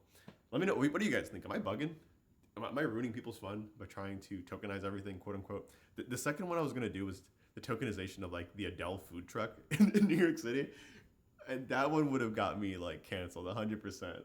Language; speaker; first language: English; native; English